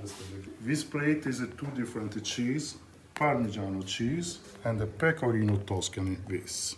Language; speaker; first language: English; non-native, learner; Italian